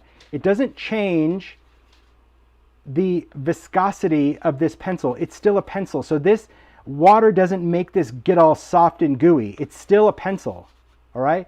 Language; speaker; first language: English; native; English